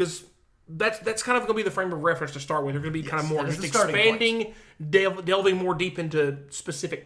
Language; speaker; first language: English; native; English